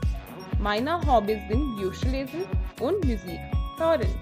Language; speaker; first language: German; non-native, learner; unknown